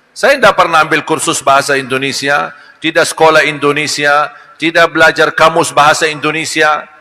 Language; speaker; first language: Malay; non-native, fluent; Arabic